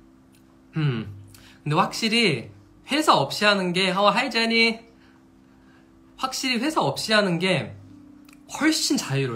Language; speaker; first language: Korean; non-native, fluent; English